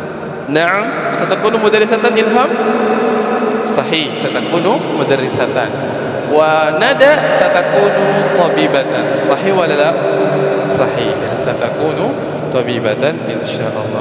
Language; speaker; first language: Arabic; non-native, fluent; Indonesian